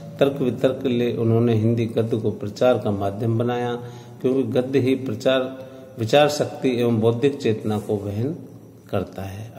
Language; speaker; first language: Hindi; native; Hindi